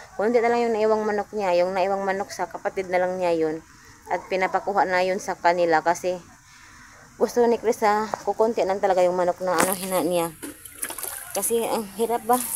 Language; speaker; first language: Filipino; non-native, local second language; Cebuano